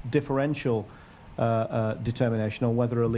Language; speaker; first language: English; native; English